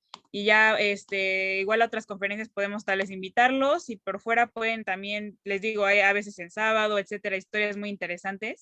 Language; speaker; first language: Spanish; native; Spanish